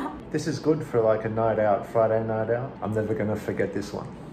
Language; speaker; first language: English; native; English